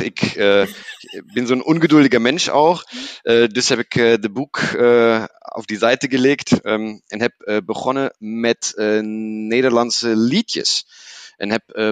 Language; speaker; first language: Dutch; non-native, learner; German